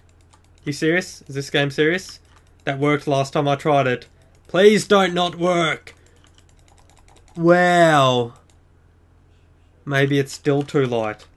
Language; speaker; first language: English; native; English